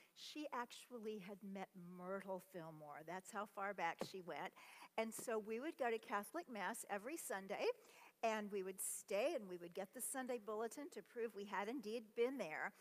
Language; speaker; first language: English; native; English